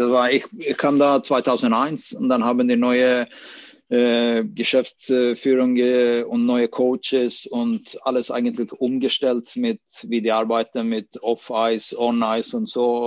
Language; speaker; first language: German; non-native, fluent; Swedish